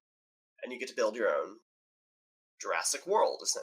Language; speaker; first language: English; native; English